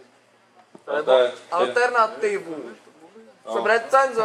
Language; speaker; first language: Czech; native; Czech